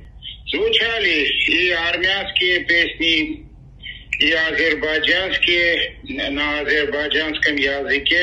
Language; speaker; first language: Russian; non-native, local second language; Armenian